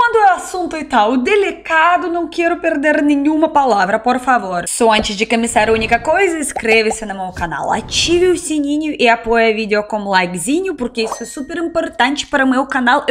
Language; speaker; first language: Portuguese; non-native, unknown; Russian